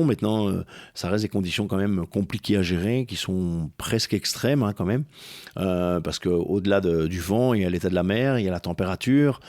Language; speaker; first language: French; native; French